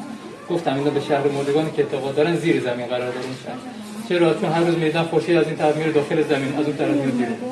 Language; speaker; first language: Persian; native; Persian